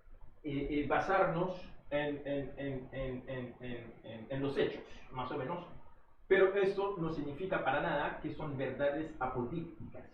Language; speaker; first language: Spanish; non-native, fluent; Haitian Creole